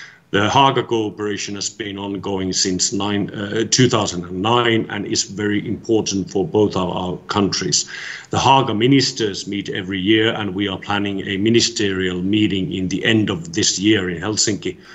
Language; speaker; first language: English; non-native, fluent; Finnish